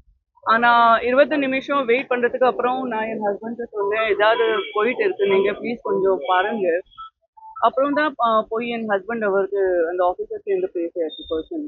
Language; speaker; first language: Tamil; non-native, local second language; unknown